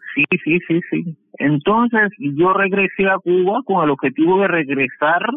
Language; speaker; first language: Spanish; native; Spanish